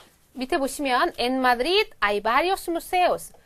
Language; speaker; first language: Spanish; non-native, fluent; Korean